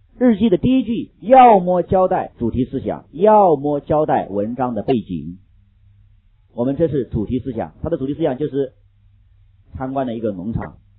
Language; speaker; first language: Chinese; native; Chinese